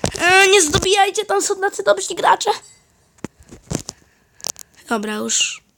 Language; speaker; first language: Polish; native; Polish